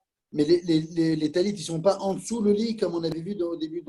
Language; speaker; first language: French; native; French